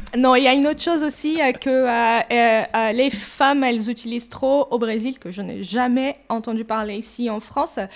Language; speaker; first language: French; non-native, fluent; Portuguese